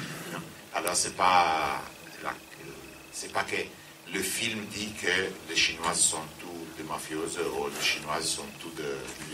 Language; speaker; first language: French; non-native, fluent; Italian